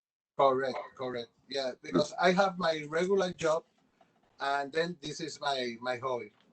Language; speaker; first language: English; non-native, local second language; Spanish